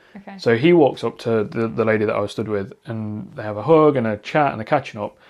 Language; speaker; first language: English; native; English